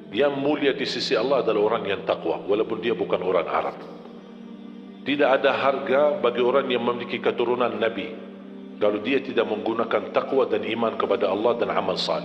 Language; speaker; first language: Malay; non-native, fluent; Arabic